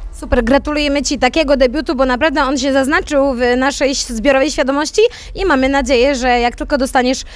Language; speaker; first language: Polish; native; Polish